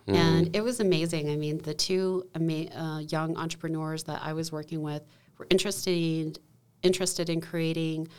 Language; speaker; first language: English; native; English